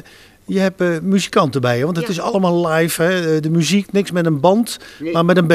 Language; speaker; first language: Dutch; native; Dutch